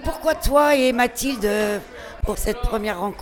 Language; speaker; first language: French; native; French